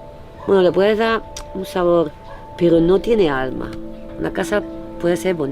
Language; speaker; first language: Spanish; native; Spanish